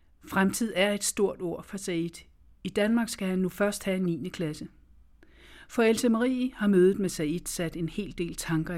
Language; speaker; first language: Danish; native; Danish